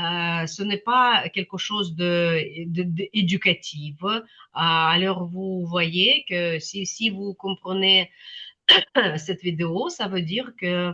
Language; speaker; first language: French; non-native, fluent; Ukrainian